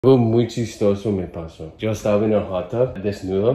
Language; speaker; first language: Spanish; non-native, fluent; English